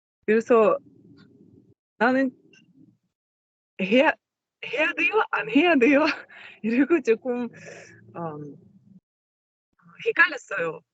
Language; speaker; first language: Korean; non-native, learner; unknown